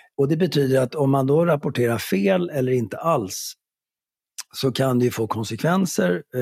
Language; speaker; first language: Swedish; native; Swedish